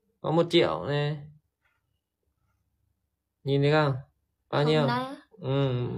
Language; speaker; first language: Vietnamese; native; Vietnamese